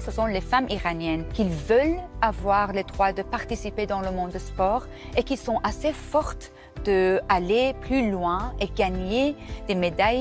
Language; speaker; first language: French; non-native, fluent; Persian